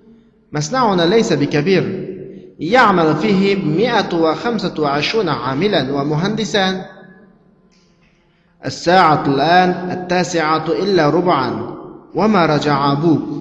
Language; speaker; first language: Arabic; non-native, fluent; Uyghur